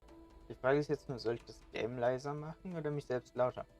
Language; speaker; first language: German; native; German